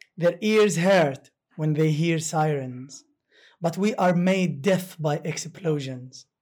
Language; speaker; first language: English; non-native, fluent; Arabic